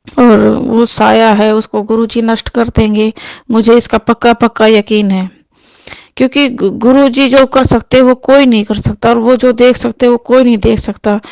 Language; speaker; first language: Hindi; non-native, local second language; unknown